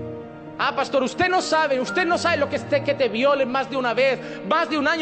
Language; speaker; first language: Spanish; native; Spanish